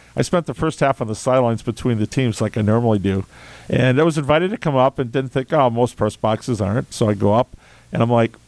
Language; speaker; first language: English; native; English